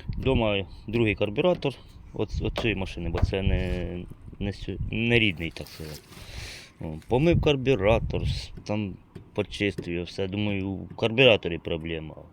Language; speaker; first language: Ukrainian; native; Ukrainian